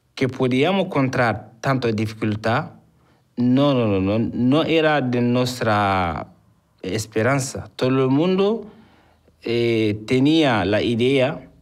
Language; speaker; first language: Spanish; non-native, fluent; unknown